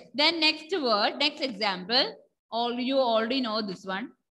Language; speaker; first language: English; non-native, local second language; Malayalam